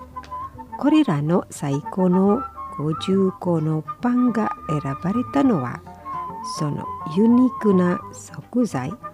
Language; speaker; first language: Japanese; non-native, fluent; Indonesian